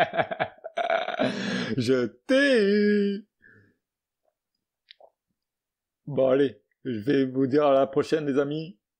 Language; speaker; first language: French; native; French